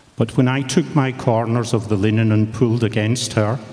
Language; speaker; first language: English; native; English